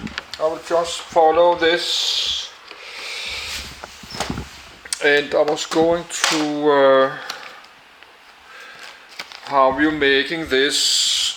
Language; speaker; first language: English; non-native, learner; Danish